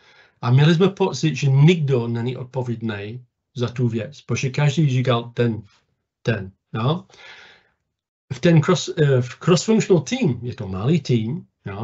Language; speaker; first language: Czech; non-native, fluent; English